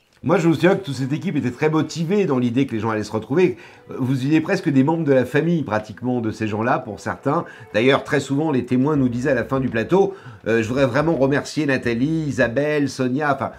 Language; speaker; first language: French; native; French